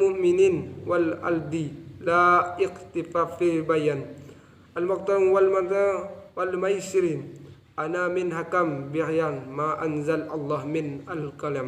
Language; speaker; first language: Arabic; non-native, learner; Indonesian